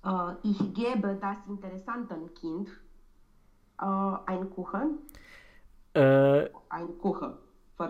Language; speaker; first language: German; non-native, learner; Romanian